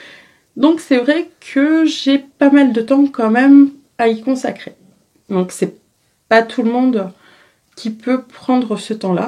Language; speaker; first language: French; native; French